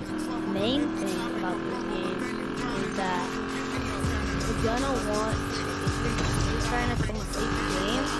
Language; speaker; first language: English; native; English